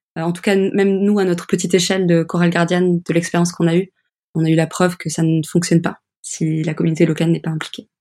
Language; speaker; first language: French; early bilingual, other home language; English